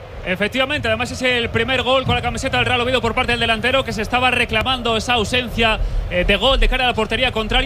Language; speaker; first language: Spanish; native; Spanish